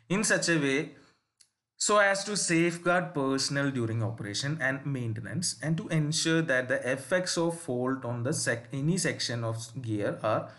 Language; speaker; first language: English; non-native, local second language; Malayalam